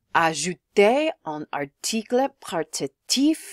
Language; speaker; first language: French; non-native, fluent; English